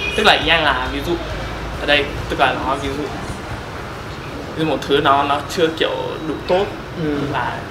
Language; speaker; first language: Vietnamese; non-native, learner; English